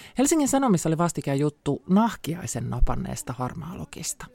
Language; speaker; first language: Finnish; native; Finnish